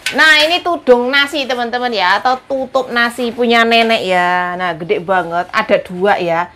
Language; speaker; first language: Indonesian; non-native, local second language; Javanese